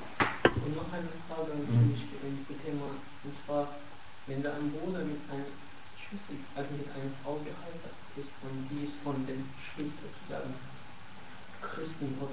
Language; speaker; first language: German; non-native, learner; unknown